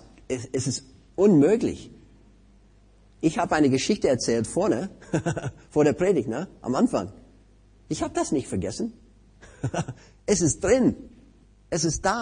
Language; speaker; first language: German; non-native, fluent; English